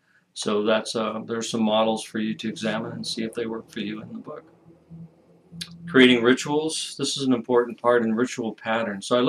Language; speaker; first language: English; native; English